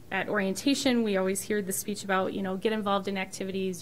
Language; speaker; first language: English; native; English